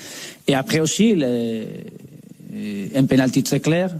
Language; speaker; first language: French; non-native, learner; Spanish